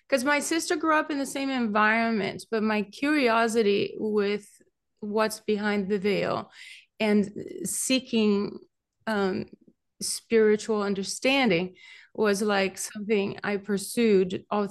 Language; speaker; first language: English; non-native, fluent; Portuguese